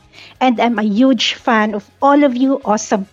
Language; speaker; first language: English; non-native, local second language; Filipino